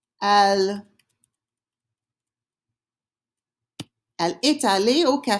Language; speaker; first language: French; non-native, fluent; English